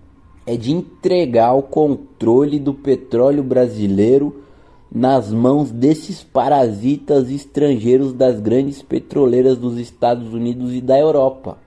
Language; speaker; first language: Portuguese; native; Portuguese